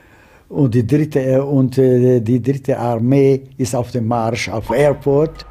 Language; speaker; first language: German; non-native, fluent; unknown